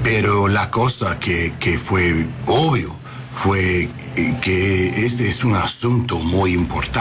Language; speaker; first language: Spanish; non-native, learner; English